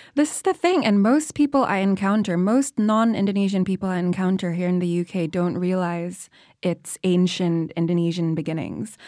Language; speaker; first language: English; non-native, fluent; Indonesian